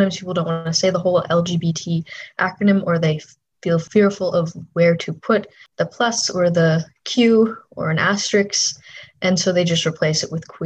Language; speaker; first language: English; native; English